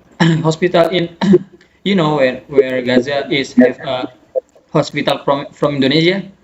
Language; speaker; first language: English; non-native, learner; Indonesian